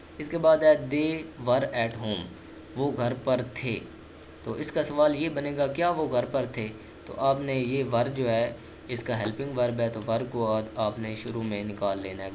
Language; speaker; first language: Urdu; non-native, local second language; Punjabi